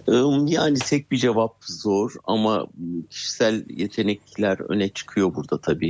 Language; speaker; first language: Turkish; native; Turkish